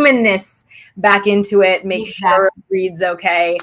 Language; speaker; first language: English; native; English